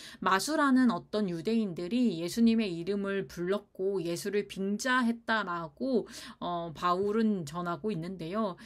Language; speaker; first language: Korean; native; Korean